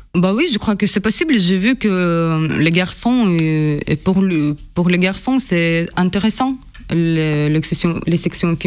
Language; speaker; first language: French; non-native, learner; Russian